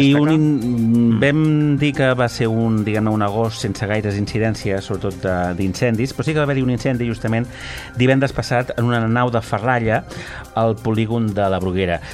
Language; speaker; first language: Catalan; native; Catalan